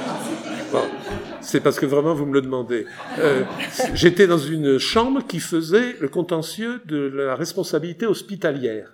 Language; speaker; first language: French; native; French